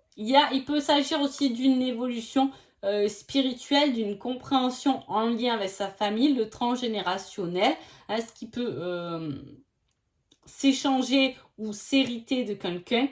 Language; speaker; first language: French; native; French